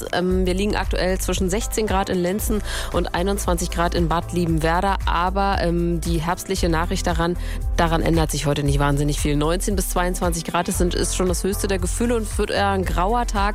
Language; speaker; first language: German; native; German